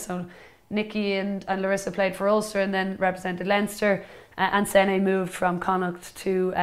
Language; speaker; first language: English; native; English